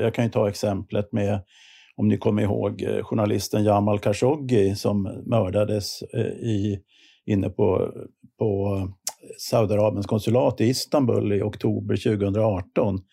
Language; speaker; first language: Swedish; native; Swedish